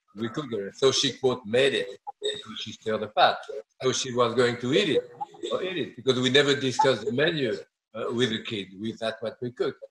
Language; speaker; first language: English; non-native, fluent; French